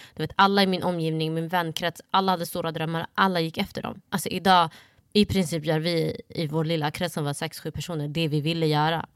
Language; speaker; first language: Swedish; early bilingual, other home language; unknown